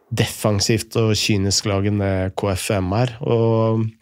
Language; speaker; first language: Norwegian; native; Norwegian